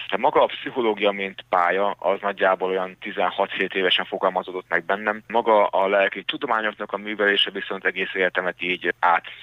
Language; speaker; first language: Hungarian; native; Hungarian